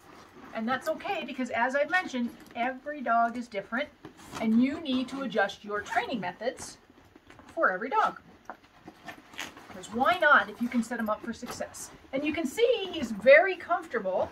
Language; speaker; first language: English; native; English